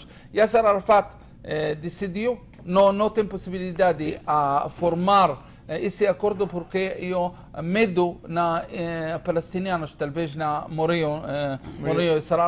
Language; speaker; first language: Spanish; non-native, learner; Hebrew